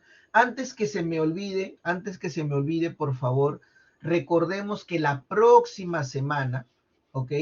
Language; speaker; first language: Spanish; native; Spanish